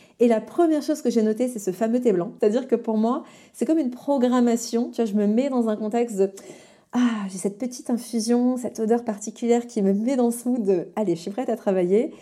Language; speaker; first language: French; native; French